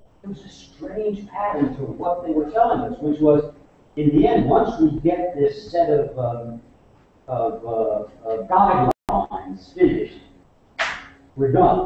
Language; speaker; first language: English; native; English